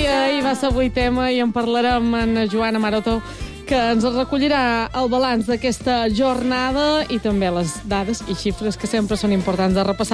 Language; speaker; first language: Catalan; native; Catalan